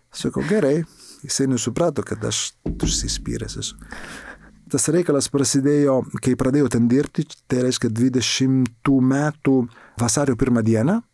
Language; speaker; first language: Lithuanian; non-native, fluent; Italian